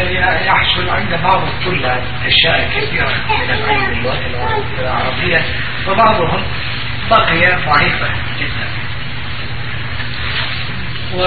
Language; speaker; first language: Arabic; non-native, fluent; Turkish